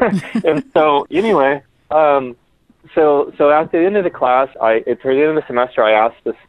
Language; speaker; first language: English; early bilingual, other home language; Spanish